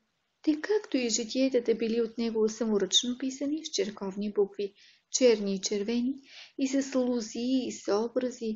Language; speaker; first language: Bulgarian; native; Bulgarian